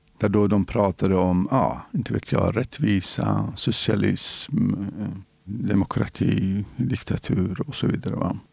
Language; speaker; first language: Swedish; non-native, fluent; Central Kurdish